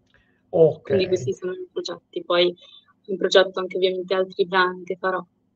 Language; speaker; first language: Italian; native; Italian